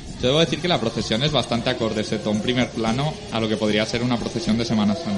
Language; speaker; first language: Spanish; native; Spanish